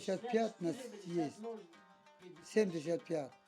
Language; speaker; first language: Russian; non-native, learner; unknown